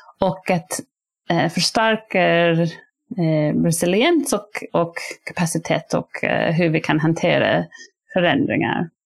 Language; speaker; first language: Swedish; non-native, fluent; English